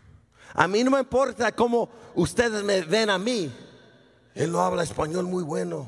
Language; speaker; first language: Spanish; early bilingual, heritage; Spanish